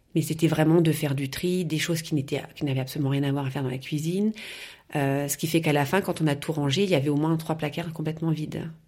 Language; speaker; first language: French; native; French